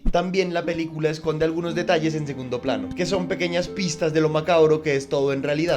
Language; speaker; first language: Spanish; native; Spanish